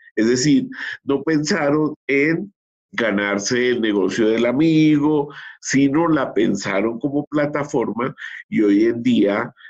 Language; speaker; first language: Spanish; native; Spanish